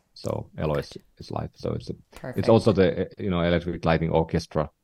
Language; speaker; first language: English; non-native, fluent; Finnish